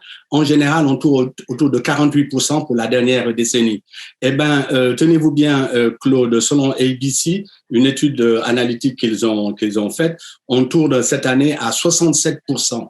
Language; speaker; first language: French; native; French